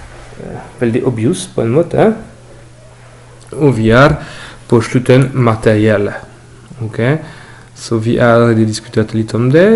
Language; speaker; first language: Norwegian; non-native, fluent; French